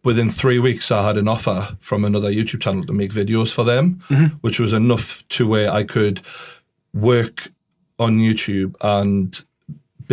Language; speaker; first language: English; native; English